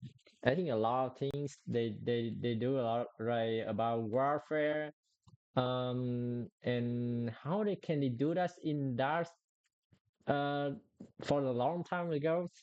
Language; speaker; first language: English; non-native, learner; Vietnamese